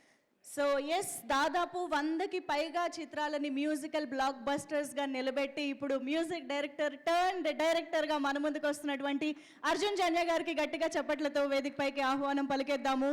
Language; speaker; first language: Telugu; native; Telugu